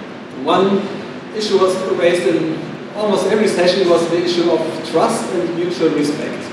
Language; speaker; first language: English; non-native, fluent; German